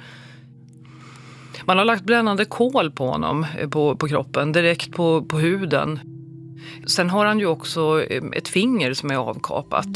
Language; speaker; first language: Swedish; native; Swedish